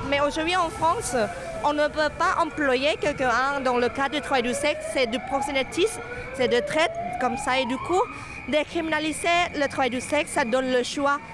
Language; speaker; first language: French; non-native, fluent; Thai